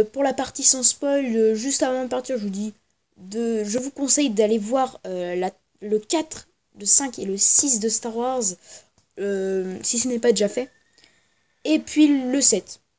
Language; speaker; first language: French; native; French